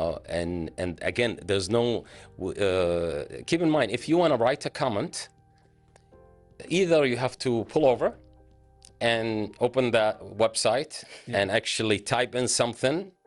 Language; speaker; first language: English; non-native, fluent; Arabic